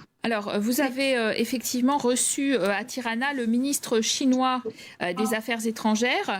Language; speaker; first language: French; native; French